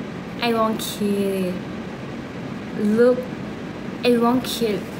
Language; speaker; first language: English; non-native, learner; Thai